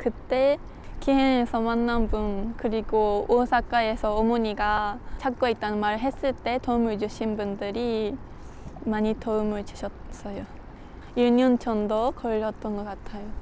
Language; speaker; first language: Korean; non-native, fluent; Japanese